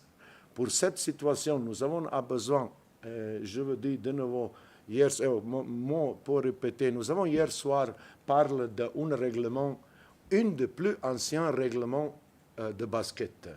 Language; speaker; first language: French; non-native, fluent; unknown